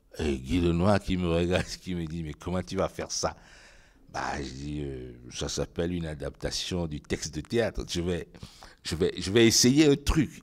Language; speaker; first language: French; non-native, local second language; Ewe